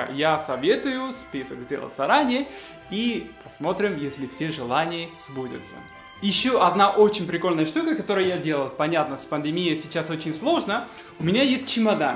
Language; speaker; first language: Russian; non-native, fluent; Spanish